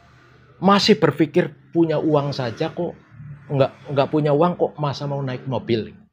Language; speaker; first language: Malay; non-native, local second language; Javanese